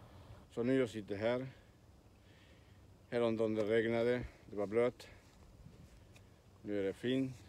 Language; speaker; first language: Swedish; non-native, learner; Spanish